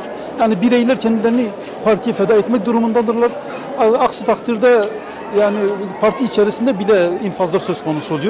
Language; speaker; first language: Turkish; native; Turkish